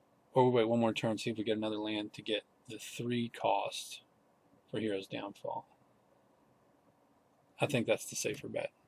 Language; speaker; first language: English; native; English